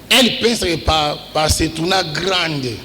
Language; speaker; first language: Portuguese; non-native, learner; Lingala